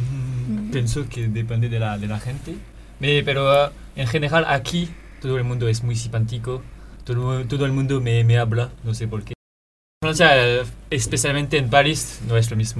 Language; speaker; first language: Spanish; non-native, learner; French